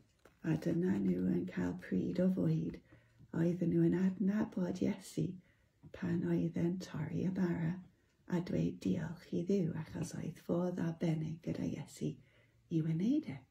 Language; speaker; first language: Welsh; non-native, local second language; English